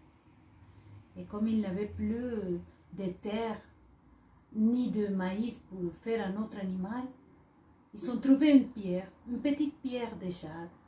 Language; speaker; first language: French; non-native, fluent; Spanish